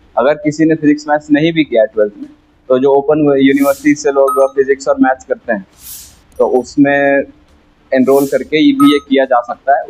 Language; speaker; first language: Hindi; native; Hindi